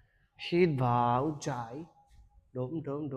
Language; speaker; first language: Vietnamese; non-native, learner; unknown